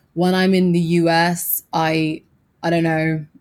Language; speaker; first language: English; native; English